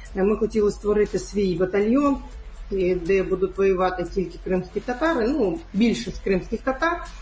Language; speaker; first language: Ukrainian; non-native, local second language; Crimean Tatar